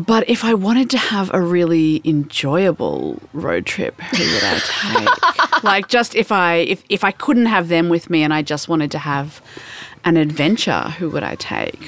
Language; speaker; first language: English; native; English